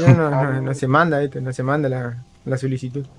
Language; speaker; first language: Spanish; native; Spanish